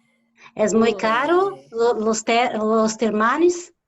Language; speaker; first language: Spanish; non-native, learner; Portuguese